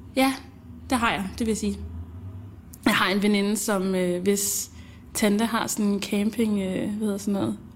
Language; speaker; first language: Danish; early bilingual, other home language; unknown